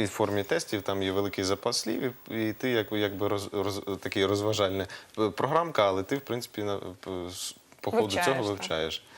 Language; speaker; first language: Ukrainian; native; Ukrainian